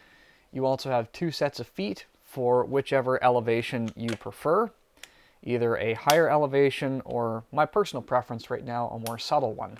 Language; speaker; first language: English; native; English